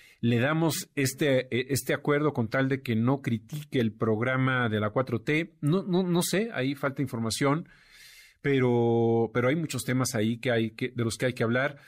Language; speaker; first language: Spanish; native; Spanish